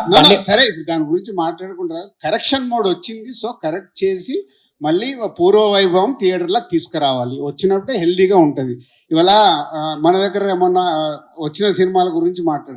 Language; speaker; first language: Telugu; native; Telugu